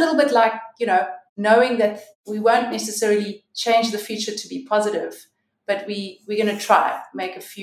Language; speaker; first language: English; native; English